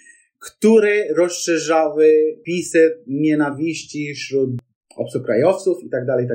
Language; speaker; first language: Polish; non-native, fluent; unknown